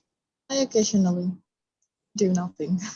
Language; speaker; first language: English; non-native, learner; Indonesian